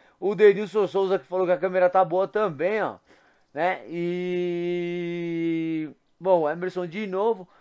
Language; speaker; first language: Portuguese; native; Portuguese